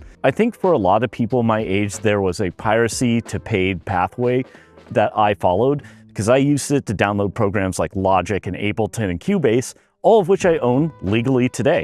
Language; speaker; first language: English; native; English